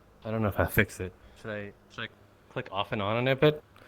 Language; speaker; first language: English; native; English